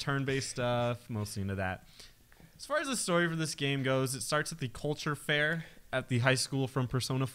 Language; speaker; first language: English; native; English